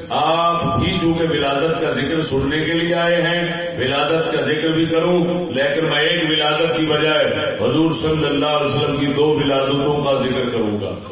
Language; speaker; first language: Urdu; non-native, local second language; Punjabi